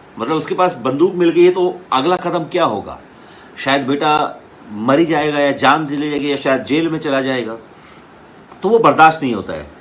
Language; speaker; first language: Hindi; native; Hindi